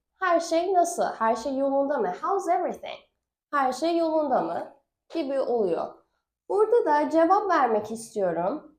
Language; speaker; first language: Turkish; non-native, fluent; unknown